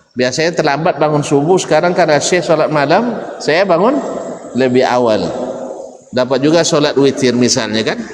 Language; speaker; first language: Malay; native; Malay